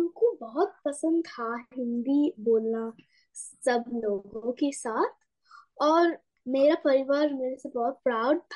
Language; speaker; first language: Hindi; early bilingual, heritage; Russian